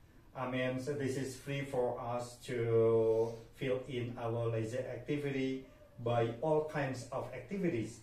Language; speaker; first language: English; non-native, fluent; Indonesian